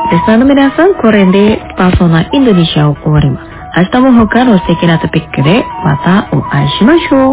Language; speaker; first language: Japanese; non-native, fluent; Indonesian